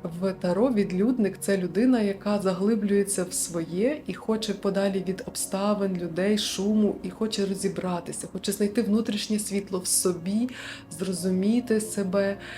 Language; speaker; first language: Ukrainian; non-native, local second language; Russian